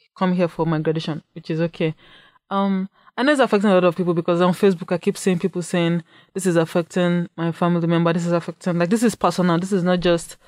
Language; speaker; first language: English; non-native, local second language; Yoruba